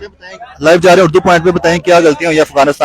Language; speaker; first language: Hindi; native; Hindi